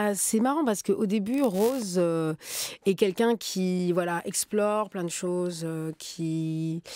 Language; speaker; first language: French; native; French